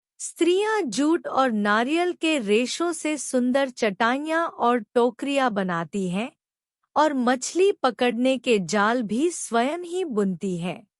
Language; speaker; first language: Hindi; native; Hindi